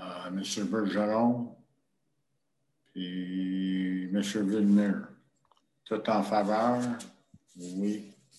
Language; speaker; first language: French; native; French